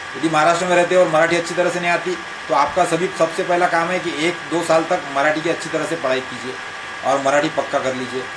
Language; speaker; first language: Hindi; non-native, local second language; Marathi